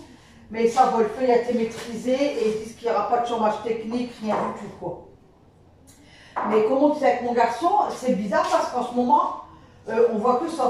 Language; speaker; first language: French; native; French